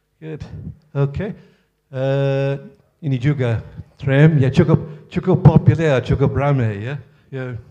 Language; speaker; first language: Indonesian; non-native, fluent; English